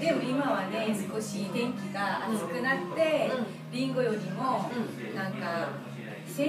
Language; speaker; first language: Japanese; non-native, fluent; Korean